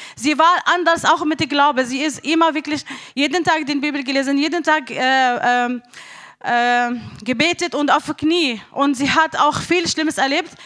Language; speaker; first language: German; non-native, learner; Arabic